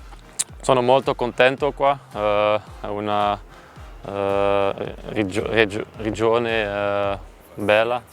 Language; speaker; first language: Italian; non-native, learner; Dutch